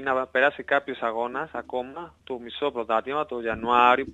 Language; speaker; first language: Greek; non-native, learner; Spanish